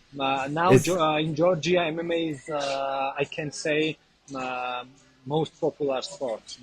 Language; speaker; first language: English; non-native, learner; Georgian